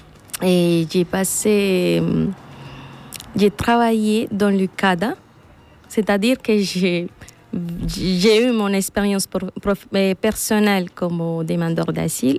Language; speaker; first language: French; non-native, fluent; Spanish